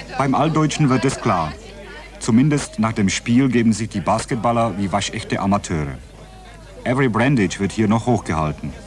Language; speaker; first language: German; non-native, fluent; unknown